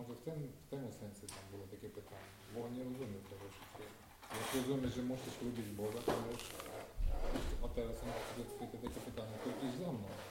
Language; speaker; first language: Polish; non-native, learner; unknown